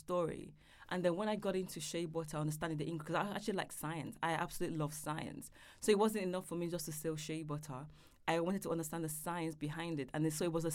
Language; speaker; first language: English; non-native, local second language; Yoruba